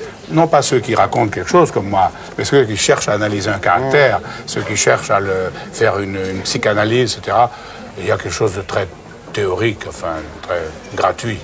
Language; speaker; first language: French; native; French